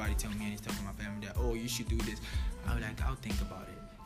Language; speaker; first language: English; non-native, local second language; Igbo